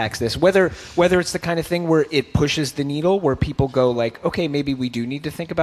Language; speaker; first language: English; native; English